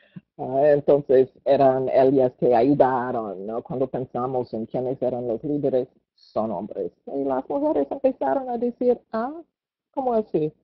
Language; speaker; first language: Spanish; non-native, fluent; English